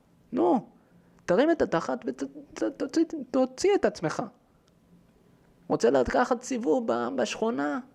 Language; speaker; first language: Hebrew; early bilingual, heritage; Hebrew